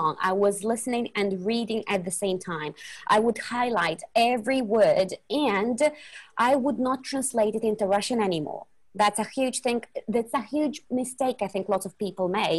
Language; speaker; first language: English; non-native, fluent; Russian